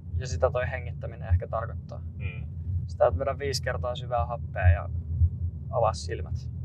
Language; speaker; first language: Finnish; native; Finnish